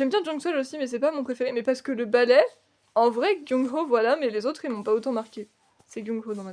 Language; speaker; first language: French; native; French